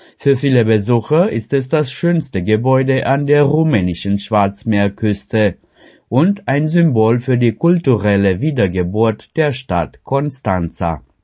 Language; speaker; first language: German; non-native, fluent; Romanian